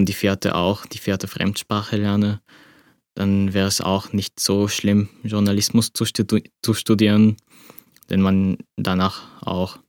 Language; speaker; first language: German; non-native, fluent; Arabic